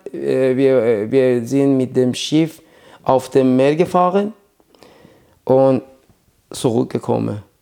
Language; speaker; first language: German; non-native, learner; Persian